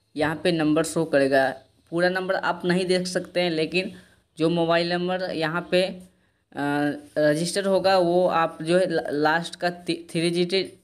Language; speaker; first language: Hindi; native; Hindi